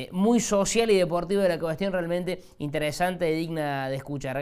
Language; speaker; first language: Spanish; native; Spanish